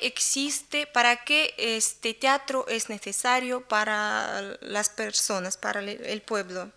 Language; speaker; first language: Spanish; non-native, learner; Russian